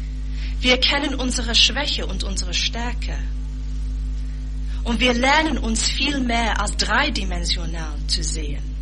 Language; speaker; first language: German; non-native, fluent; English